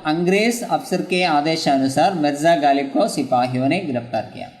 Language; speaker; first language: Hindi; non-native, local second language; Malayalam